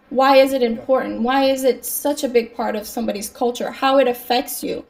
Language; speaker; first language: English; native; English